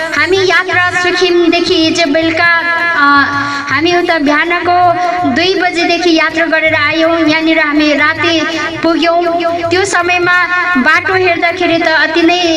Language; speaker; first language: Nepali; non-native, local second language; Limbu